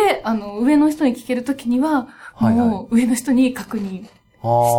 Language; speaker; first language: Japanese; native; Japanese